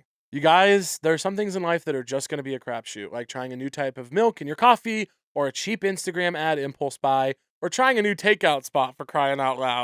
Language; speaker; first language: English; native; English